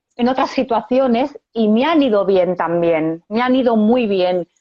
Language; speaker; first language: Spanish; native; Spanish